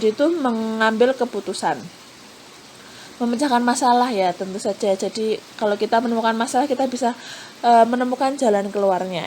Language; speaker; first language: Indonesian; native; Indonesian